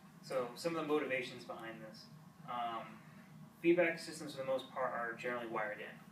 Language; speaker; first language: English; native; English